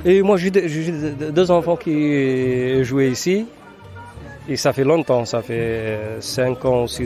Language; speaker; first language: French; non-native, fluent; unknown